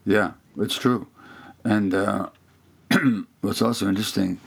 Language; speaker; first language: English; non-native, fluent; Hungarian